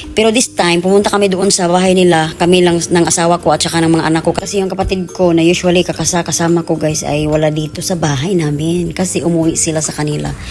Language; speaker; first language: Filipino; non-native, local second language; Cebuano